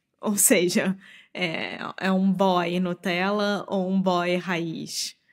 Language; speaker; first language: Portuguese; native; Portuguese